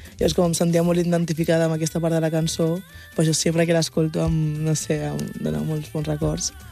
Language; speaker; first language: Catalan; early bilingual, other home language; Wolof